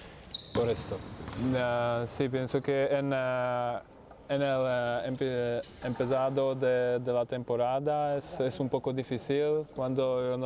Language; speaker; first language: Spanish; non-native, learner; Czech